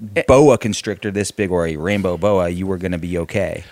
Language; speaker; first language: English; early bilingual, other home language; Spanish